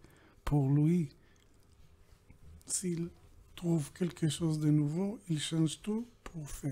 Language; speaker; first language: French; non-native, learner; Hebrew